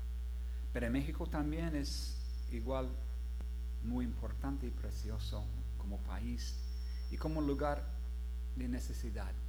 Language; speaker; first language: Spanish; non-native, fluent; English